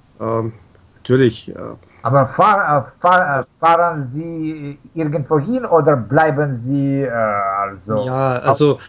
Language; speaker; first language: German; non-native, learner; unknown